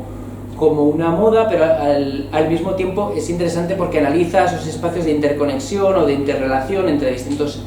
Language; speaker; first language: Spanish; native; Spanish